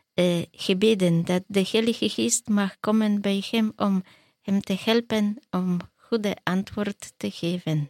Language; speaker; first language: Dutch; non-native, learner; Polish